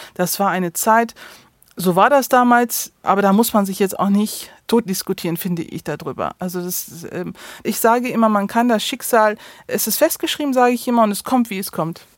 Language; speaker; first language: German; early bilingual, other home language; Turkish